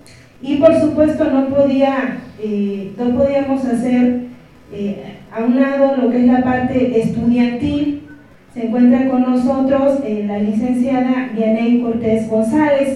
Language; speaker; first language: Spanish; native; Spanish